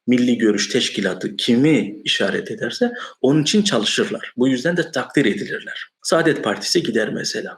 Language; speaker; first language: Turkish; non-native, local second language; Kurdish